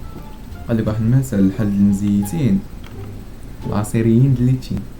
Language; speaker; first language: Arabic; native; Arabic